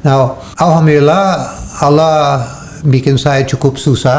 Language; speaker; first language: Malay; non-native, fluent; English